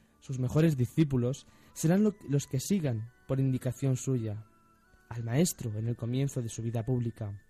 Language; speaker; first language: Spanish; native; Spanish